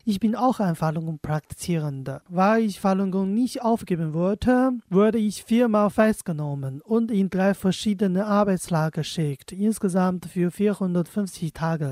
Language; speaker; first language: German; non-native, fluent; Chinese